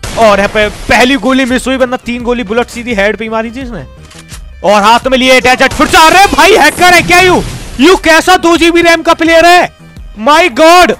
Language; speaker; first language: Hindi; native; Hindi